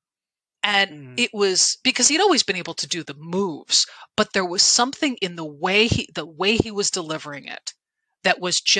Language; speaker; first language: English; native; English